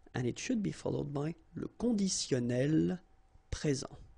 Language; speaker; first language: French; native; French